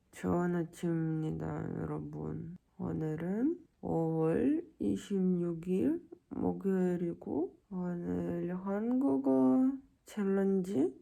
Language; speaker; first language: Korean; non-native, fluent; Russian